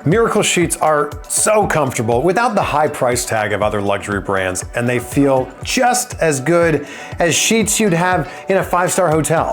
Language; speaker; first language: English; native; English